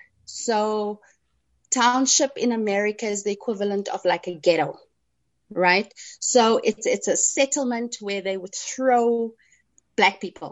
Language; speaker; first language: English; non-native, local second language; Afrikaans